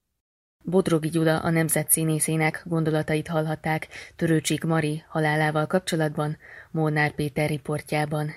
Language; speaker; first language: Hungarian; native; Hungarian